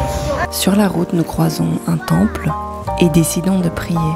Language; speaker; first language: French; native; French